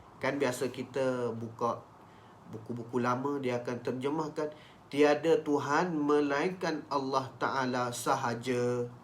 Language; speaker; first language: Malay; native; Malay